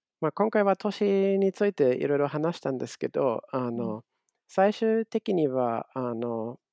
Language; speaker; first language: Japanese; non-native, fluent; German